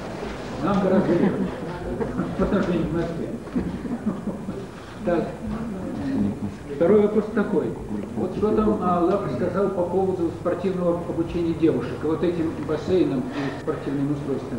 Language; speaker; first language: Russian; native; Russian